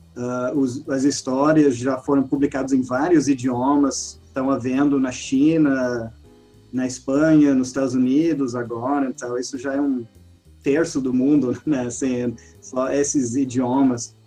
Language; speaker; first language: Portuguese; non-native, fluent; English